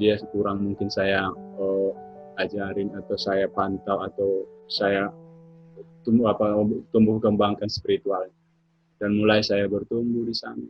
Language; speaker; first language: Indonesian; native; Indonesian